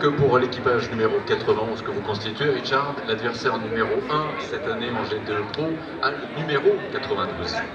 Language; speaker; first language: French; native; French